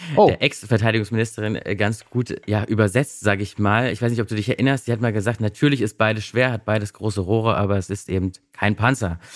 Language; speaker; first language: German; native; German